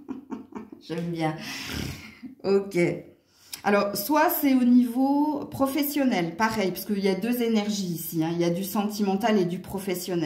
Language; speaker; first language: French; native; French